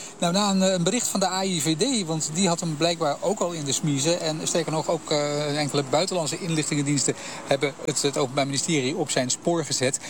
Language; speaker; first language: Dutch; native; Dutch